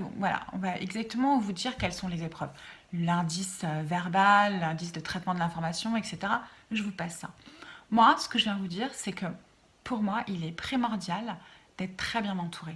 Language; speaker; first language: French; native; French